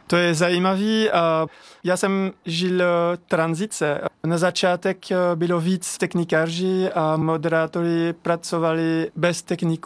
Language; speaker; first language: Czech; non-native, learner; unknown